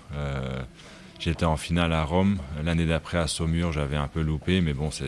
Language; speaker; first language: French; native; French